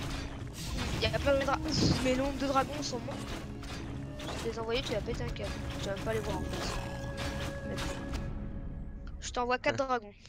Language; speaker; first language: French; native; French